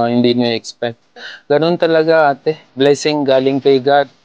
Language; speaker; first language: Filipino; non-native, learner; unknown